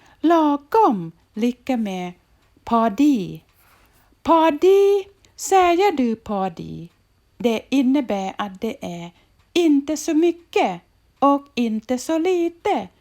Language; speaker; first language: Swedish; non-native, fluent; Thai